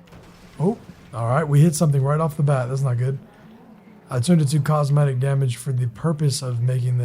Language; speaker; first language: English; native; English